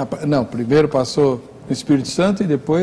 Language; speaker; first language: Portuguese; native; Portuguese